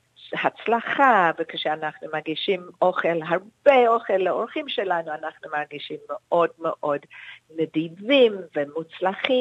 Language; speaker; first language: Hebrew; non-native, fluent; English